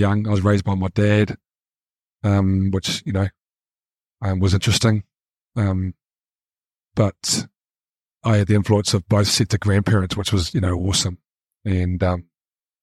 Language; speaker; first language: English; native; English